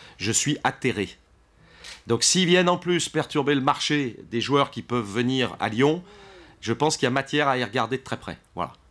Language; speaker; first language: French; native; French